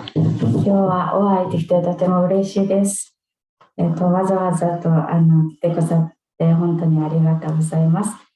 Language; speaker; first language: Japanese; non-native, fluent; Mongolian